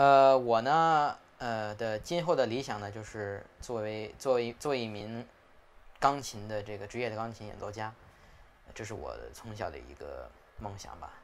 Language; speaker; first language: Chinese; native; Chinese